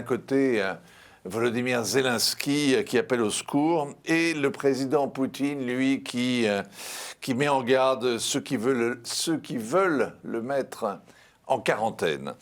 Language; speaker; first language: French; native; French